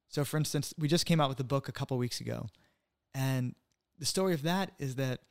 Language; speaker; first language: English; native; English